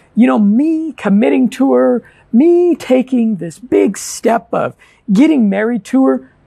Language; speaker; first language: English; native; English